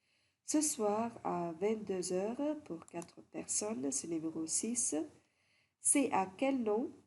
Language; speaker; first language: French; non-native, fluent; Arabic